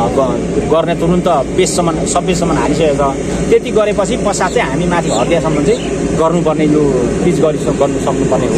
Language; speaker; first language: Nepali; native; Nepali